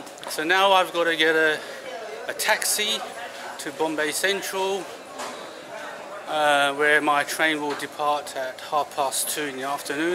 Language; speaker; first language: English; native; English